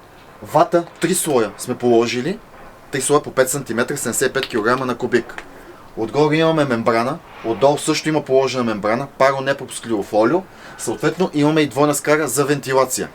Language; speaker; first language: Bulgarian; native; Bulgarian